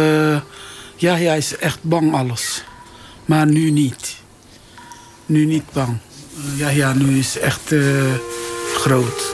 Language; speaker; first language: Dutch; non-native, learner; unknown